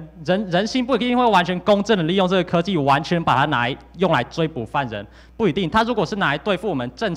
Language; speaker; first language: Chinese; native; Chinese